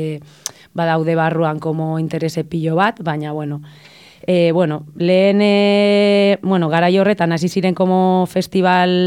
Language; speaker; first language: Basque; non-native, local second language; Spanish